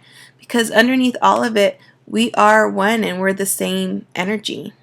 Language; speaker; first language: English; native; English